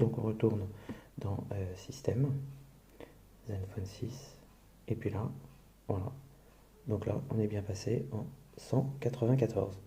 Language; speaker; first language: French; native; French